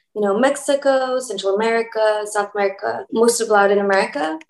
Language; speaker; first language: English; early bilingual, other home language; Spanish